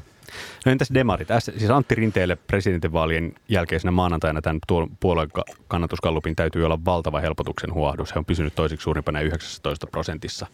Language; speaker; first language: Finnish; native; Finnish